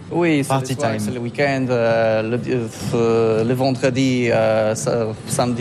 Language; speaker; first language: French; non-native, learner; Polish